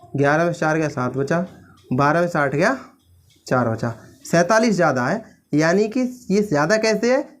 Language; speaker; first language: Hindi; native; Hindi